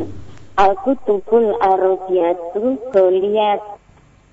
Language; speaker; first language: Arabic; non-native, learner; Indonesian